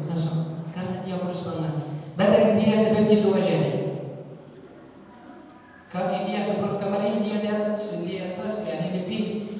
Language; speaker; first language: Indonesian; non-native, learner; Arabic